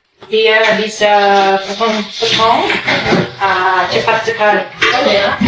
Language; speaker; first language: Indonesian; non-native, learner; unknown